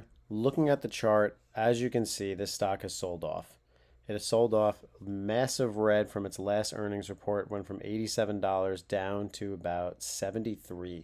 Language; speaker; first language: English; native; English